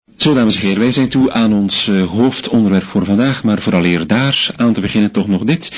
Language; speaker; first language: Dutch; native; Dutch